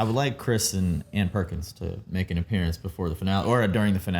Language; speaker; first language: English; native; English